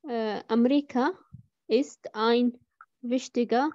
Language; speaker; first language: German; non-native, learner; Arabic